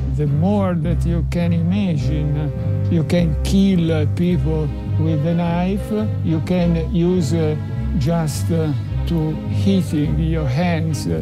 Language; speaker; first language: English; non-native, fluent; Italian